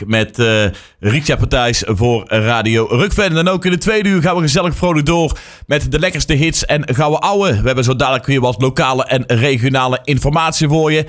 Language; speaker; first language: Dutch; native; Dutch